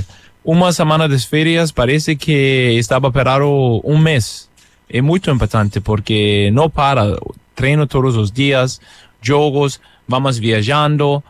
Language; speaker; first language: Portuguese; non-native, fluent; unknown